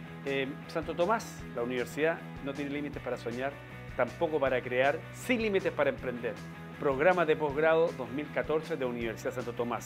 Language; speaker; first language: Spanish; native; Spanish